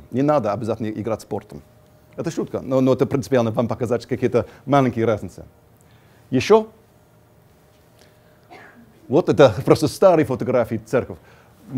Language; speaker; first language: Russian; non-native, fluent; English